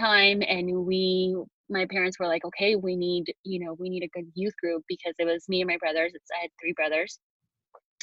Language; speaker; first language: English; early bilingual, other home language; Spanish